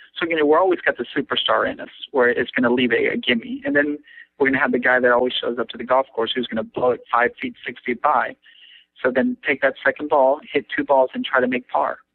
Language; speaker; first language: English; native; English